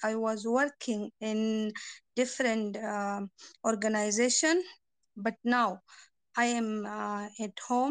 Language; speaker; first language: English; non-native, learner; Persian